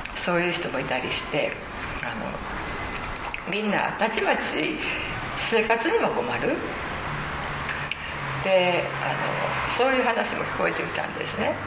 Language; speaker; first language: Japanese; native; Japanese